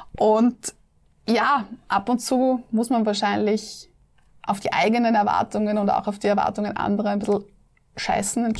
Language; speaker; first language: German; native; German